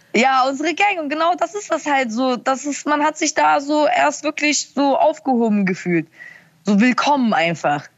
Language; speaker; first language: German; early bilingual, other home language; Russian